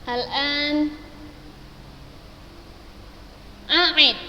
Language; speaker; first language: Arabic; non-native, fluent; Indonesian